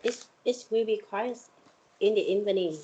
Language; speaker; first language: English; non-native, learner; Vietnamese